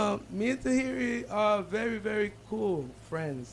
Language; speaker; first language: English; early bilingual, other home language; Spanish